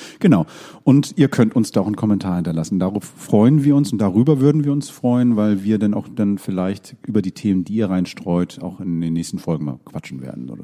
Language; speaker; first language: German; native; German